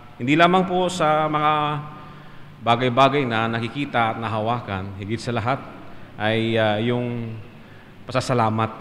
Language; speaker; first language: Filipino; non-native, local second language; Iloko